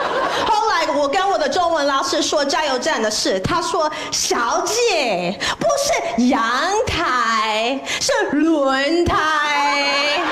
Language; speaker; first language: Chinese; non-native, fluent; English